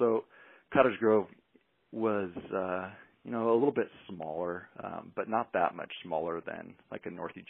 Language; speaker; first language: English; native; English